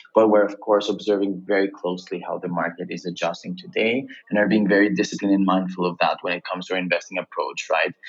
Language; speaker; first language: English; non-native, fluent; Greek